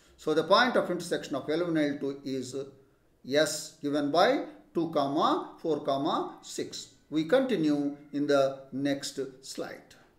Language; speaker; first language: English; non-native, local second language; Telugu